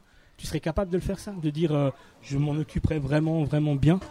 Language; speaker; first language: French; native; French